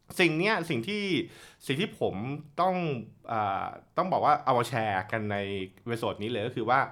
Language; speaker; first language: Thai; native; Thai